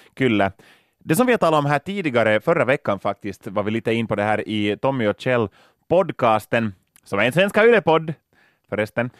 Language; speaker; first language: Swedish; native; Swedish